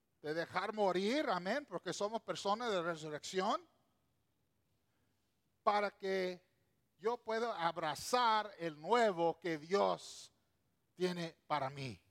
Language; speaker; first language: Spanish; non-native, local second language; English